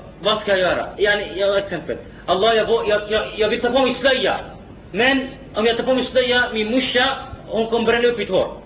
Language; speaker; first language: Swedish; non-native, fluent; Arabic